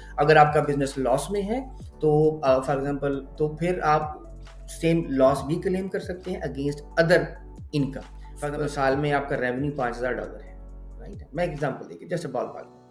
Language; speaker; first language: Urdu; native; Urdu